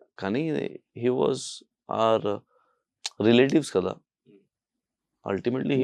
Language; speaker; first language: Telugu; non-native, local second language; Urdu